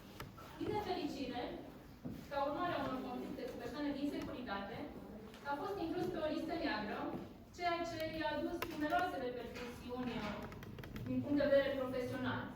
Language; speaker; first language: Romanian; native; Romanian